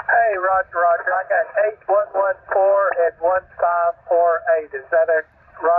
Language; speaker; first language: English; native; English